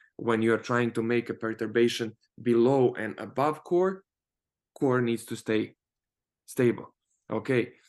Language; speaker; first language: English; non-native, fluent; Croatian